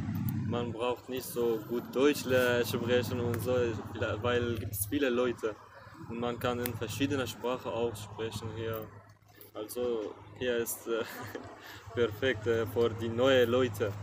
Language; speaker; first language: German; non-native, learner; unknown